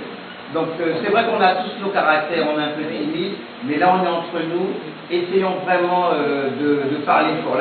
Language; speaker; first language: French; native; French